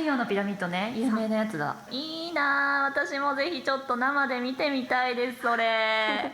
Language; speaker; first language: Japanese; native; Japanese